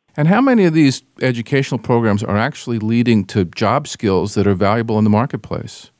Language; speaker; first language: English; native; English